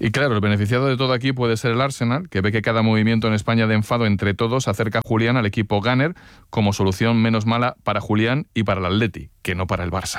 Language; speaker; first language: Spanish; native; Spanish